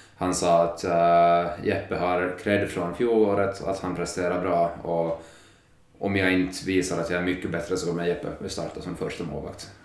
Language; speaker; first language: Swedish; native; Swedish